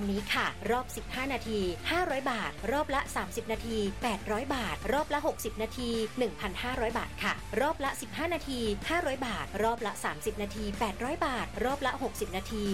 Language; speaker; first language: Thai; native; Thai